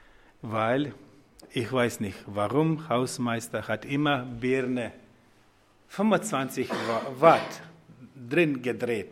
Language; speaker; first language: German; non-native, fluent; Croatian